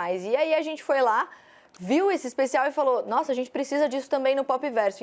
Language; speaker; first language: Portuguese; native; Portuguese